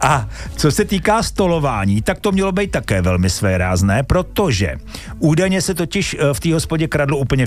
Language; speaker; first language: Czech; native; Czech